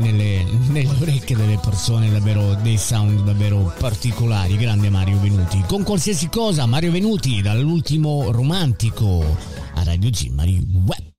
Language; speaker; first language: Italian; native; Italian